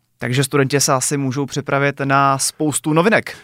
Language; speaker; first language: Czech; native; Czech